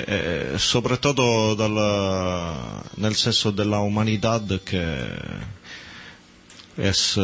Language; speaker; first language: Spanish; non-native, learner; Italian